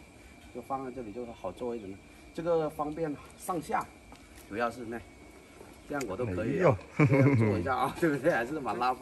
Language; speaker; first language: Chinese; native; Chinese